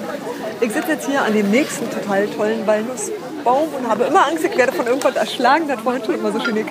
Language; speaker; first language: German; native; German